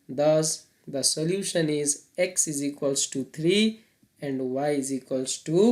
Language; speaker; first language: English; non-native, local second language; Nepali